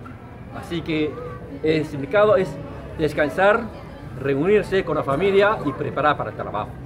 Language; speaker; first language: Spanish; non-native, fluent; Chinese